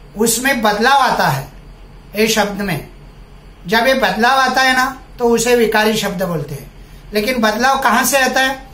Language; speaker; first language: Hindi; non-native, local second language; Marathi